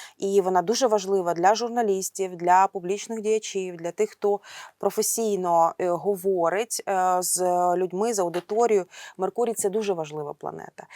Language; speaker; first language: Ukrainian; non-native, local second language; Russian